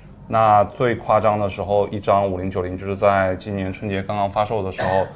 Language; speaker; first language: Chinese; native; Chinese